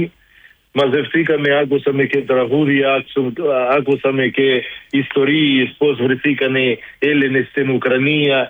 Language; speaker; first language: Greek; non-native, learner; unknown